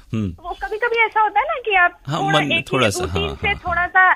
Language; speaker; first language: Hindi; native; Hindi